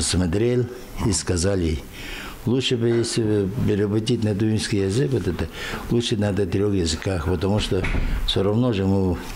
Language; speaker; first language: Russian; non-native, local second language; Tuvinian